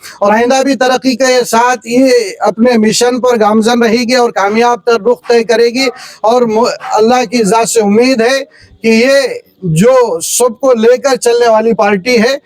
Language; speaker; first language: Urdu; native; Urdu